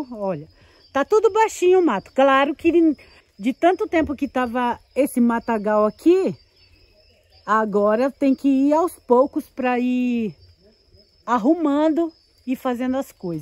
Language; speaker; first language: Portuguese; native; Portuguese